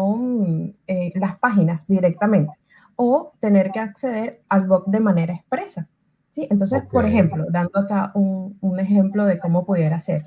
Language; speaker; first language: Spanish; native; Spanish